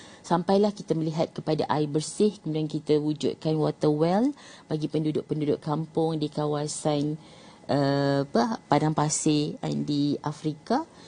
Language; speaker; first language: Malay; native; Malay